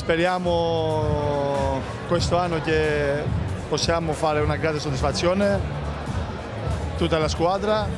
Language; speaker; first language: Italian; non-native, learner; Greek